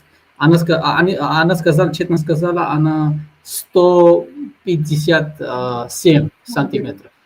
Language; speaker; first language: Russian; non-native, learner; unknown